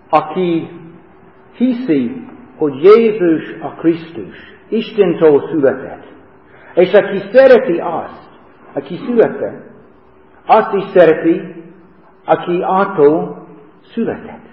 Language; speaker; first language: Hungarian; non-native, fluent; English